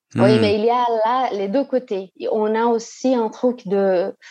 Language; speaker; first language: French; non-native, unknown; Portuguese